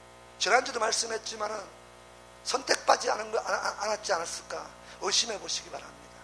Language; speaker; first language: Korean; native; Korean